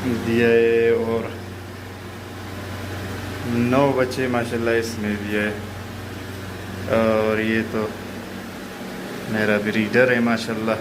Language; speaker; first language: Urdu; non-native, local second language; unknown